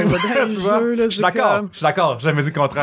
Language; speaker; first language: French; native; French